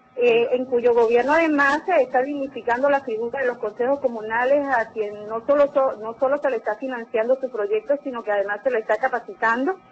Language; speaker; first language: Spanish; native; Spanish